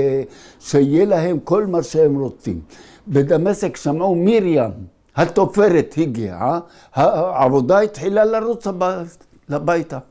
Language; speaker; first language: Hebrew; early bilingual, other home language; Arabic